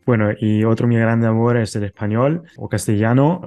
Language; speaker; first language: Spanish; non-native, fluent; Italian